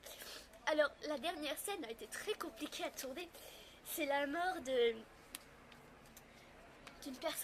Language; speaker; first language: French; native; French